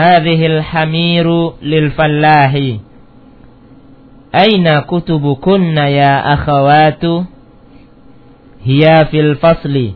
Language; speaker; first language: Arabic; non-native, fluent; Indonesian